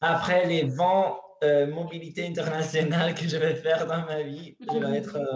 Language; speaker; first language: French; non-native, learner; Italian